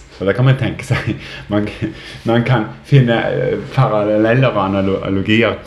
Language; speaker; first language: Norwegian; native; Norwegian